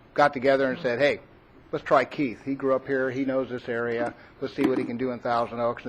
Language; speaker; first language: English; native; English